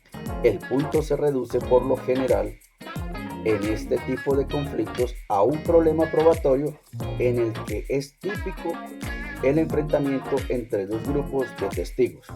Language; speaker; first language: Spanish; native; Spanish